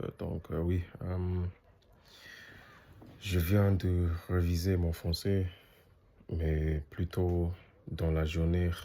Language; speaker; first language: French; non-native, learner; English